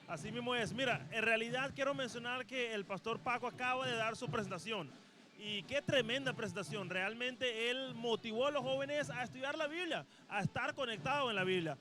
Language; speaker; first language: Spanish; native; Spanish